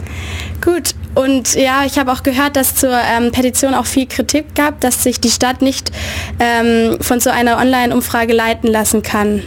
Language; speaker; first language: German; native; German